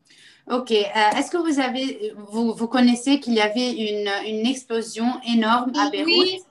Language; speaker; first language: French; non-native, local second language; Arabic